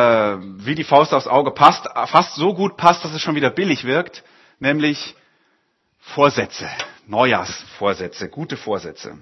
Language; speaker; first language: German; native; German